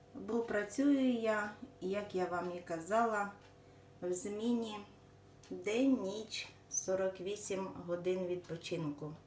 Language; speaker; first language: Ukrainian; non-native, local second language; Russian